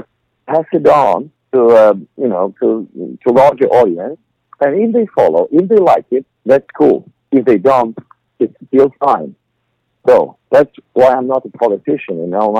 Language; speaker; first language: English; non-native, fluent; Polish